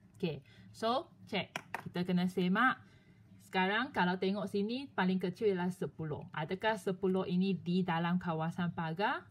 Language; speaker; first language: Malay; non-native, local second language; Chinese